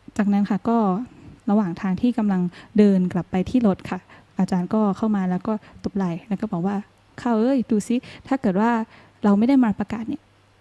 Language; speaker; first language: Thai; native; Thai